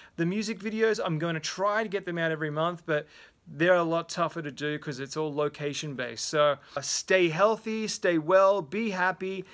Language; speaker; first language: English; native; English